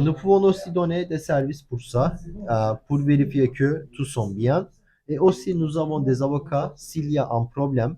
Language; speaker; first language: French; non-native, learner; Turkish